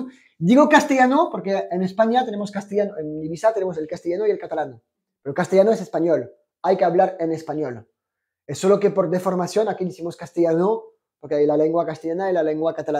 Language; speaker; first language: Spanish; non-native, fluent; French